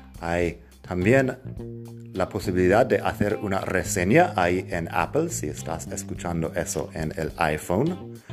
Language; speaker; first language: Spanish; non-native, fluent; English